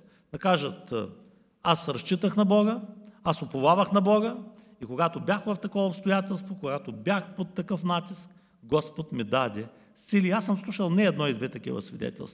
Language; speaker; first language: Bulgarian; native; Bulgarian